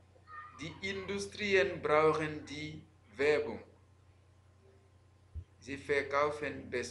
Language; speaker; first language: German; non-native, fluent; French